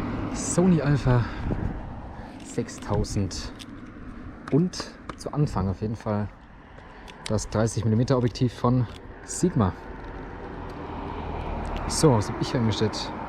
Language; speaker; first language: German; native; German